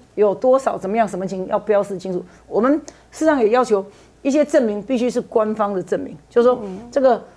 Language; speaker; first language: Chinese; native; Chinese